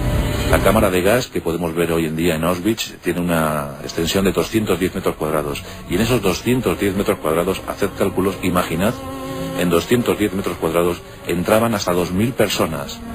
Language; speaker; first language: Spanish; native; Spanish